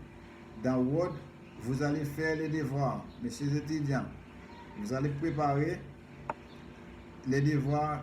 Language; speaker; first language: French; non-native, fluent; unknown